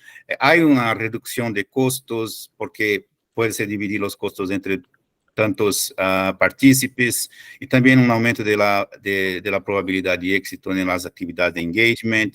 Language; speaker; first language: Spanish; non-native, fluent; Portuguese